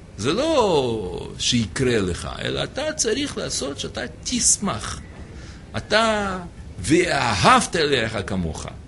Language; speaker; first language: Hebrew; non-native, fluent; English